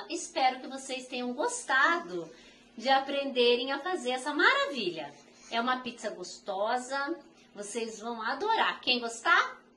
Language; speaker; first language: Portuguese; native; Portuguese